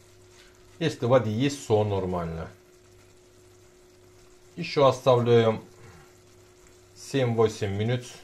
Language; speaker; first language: Russian; non-native, learner; Turkish